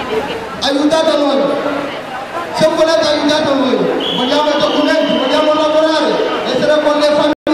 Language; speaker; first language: Italian; non-native, learner; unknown